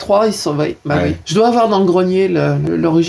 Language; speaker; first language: French; native; French